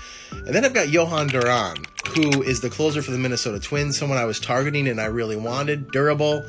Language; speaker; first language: English; native; English